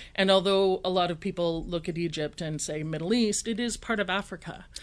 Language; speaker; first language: English; native; English